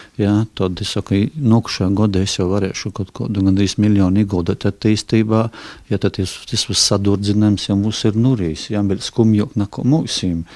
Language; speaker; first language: Latvian; non-native, local second language; Russian